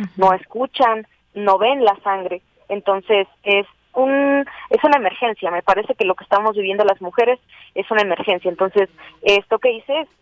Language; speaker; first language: Spanish; native; Spanish